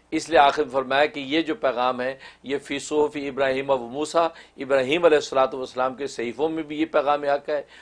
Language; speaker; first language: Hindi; non-native, local second language; Kashmiri